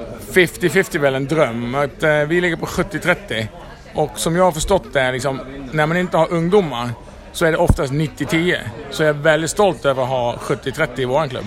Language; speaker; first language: Swedish; non-native, fluent; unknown